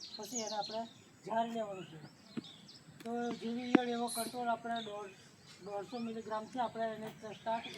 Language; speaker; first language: Gujarati; non-native, local second language; Rathawi